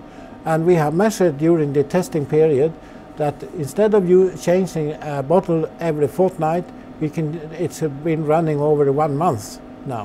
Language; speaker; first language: English; non-native, fluent; Swedish